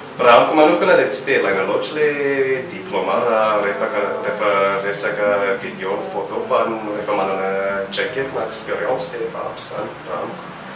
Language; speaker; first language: Malagasy; non-native, fluent; English